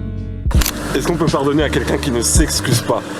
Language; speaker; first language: French; native; French